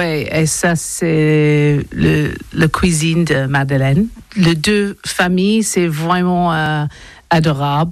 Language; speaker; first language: French; non-native, learner; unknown